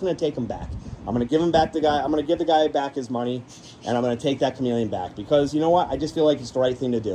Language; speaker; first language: English; native; English